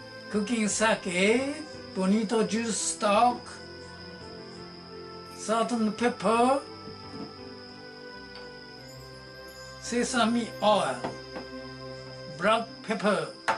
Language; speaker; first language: English; non-native, learner; Japanese